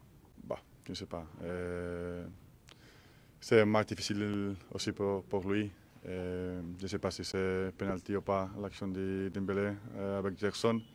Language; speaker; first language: French; non-native, learner; Spanish